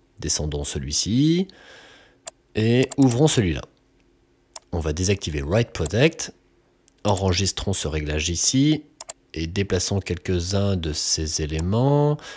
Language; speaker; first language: French; native; French